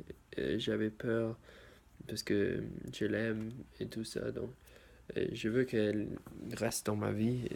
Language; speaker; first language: French; non-native, learner; English